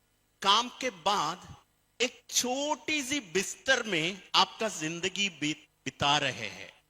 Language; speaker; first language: Hindi; non-native, fluent; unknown